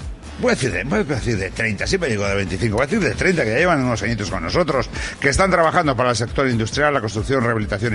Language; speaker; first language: Spanish; native; Spanish